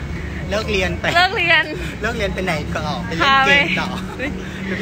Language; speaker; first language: Thai; non-native, fluent; Vietnamese